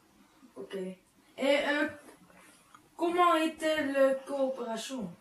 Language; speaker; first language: French; non-native, learner; Dutch